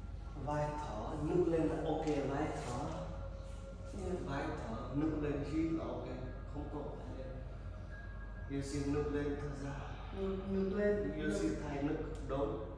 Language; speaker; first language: Vietnamese; non-native, learner; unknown